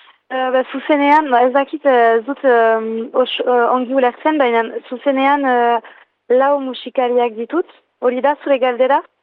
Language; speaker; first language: Basque; non-native, learner; French